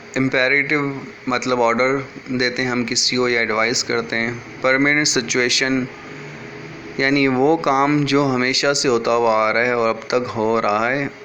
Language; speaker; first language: Urdu; native; Urdu